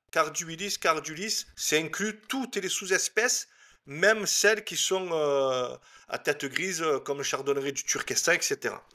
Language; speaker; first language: French; native; French